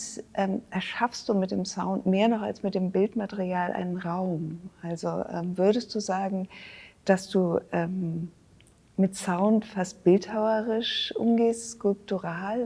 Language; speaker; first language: German; native; German